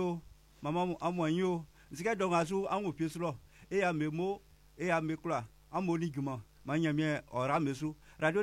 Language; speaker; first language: French; non-native, local second language; Baoulé